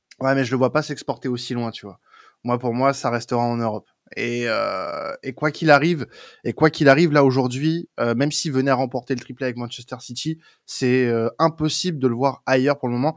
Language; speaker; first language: French; native; French